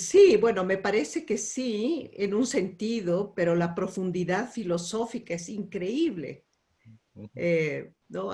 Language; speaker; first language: Spanish; native; Spanish